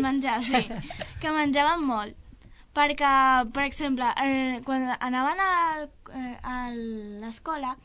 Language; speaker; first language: Catalan; non-native, local second language; Spanish